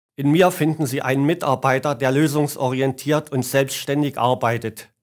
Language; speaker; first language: German; native; German